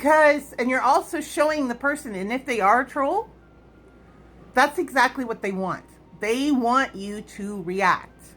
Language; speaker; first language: English; native; English